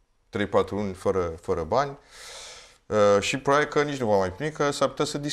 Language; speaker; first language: Romanian; native; Romanian